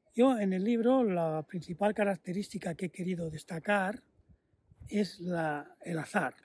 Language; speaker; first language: Spanish; native; Spanish